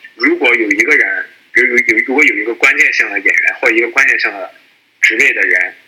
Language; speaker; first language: Chinese; native; Chinese